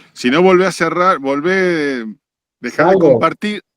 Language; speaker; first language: Spanish; native; Spanish